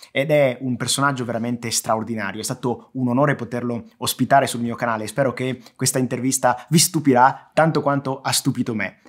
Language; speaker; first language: Italian; native; Italian